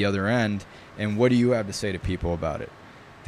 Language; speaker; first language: English; early bilingual, other home language; Italian